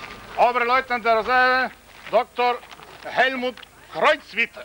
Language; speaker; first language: German; non-native, fluent; Ukrainian